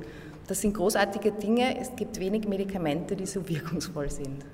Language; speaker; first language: German; native; German